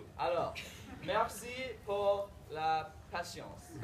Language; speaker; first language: French; non-native, learner; English